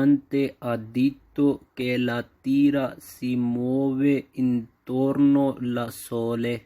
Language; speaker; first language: Italian; non-native, fluent; Urdu